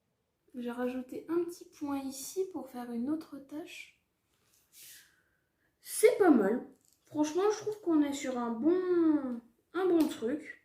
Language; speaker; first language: French; native; French